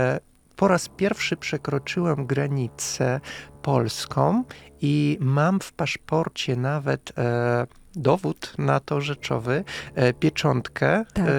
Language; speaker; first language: Polish; non-native, fluent; Russian